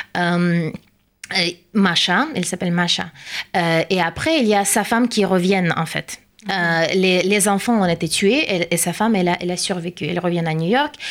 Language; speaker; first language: French; non-native, fluent; Russian